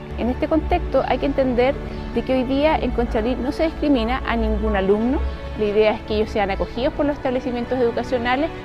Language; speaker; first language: Spanish; native; Spanish